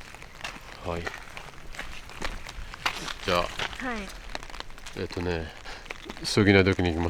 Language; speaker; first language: Japanese; non-native, fluent; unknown